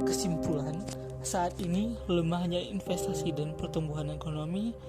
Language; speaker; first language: Indonesian; native; Indonesian